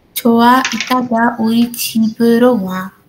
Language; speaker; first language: Korean; non-native, learner; Indonesian